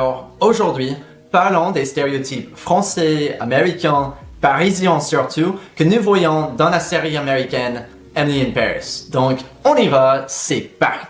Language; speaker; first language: French; non-native, fluent; English